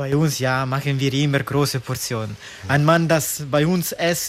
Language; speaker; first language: German; non-native, learner; Italian